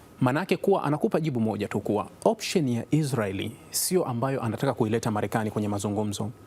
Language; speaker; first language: Swahili; native; Swahili